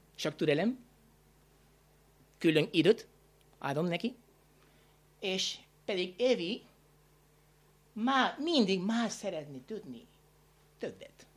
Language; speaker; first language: Hungarian; non-native, learner; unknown